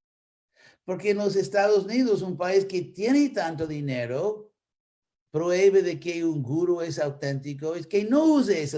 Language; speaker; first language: Spanish; non-native, fluent; English